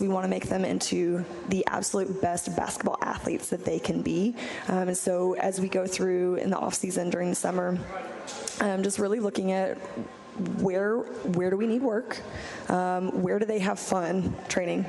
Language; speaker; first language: English; native; English